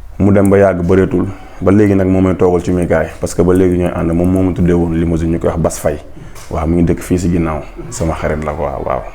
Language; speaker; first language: Wolof; native; Wolof